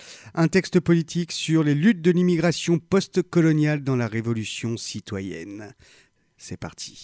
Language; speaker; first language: French; native; French